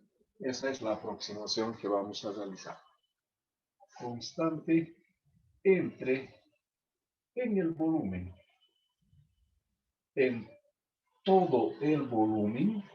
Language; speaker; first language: Spanish; native; Spanish